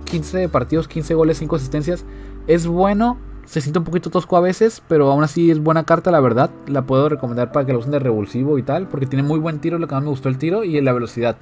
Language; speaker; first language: Spanish; native; Spanish